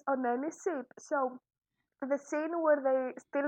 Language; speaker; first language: English; non-native, fluent; Greek